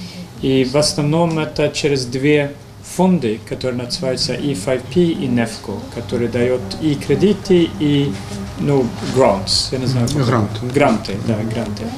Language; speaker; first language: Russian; non-native, learner; Swedish